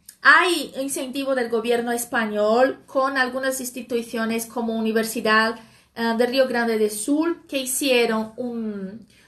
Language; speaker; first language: Spanish; non-native, fluent; Portuguese